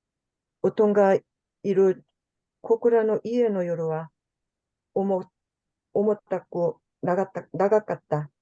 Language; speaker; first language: Japanese; non-native, learner; Korean